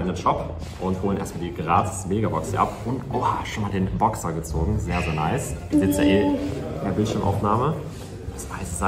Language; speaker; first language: German; native; German